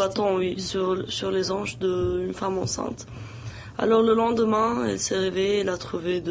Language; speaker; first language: French; non-native, local second language; Arabic